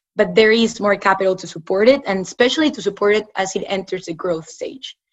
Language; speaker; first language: English; non-native, fluent; Spanish